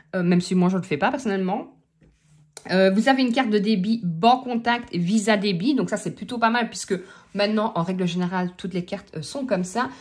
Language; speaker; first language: French; native; French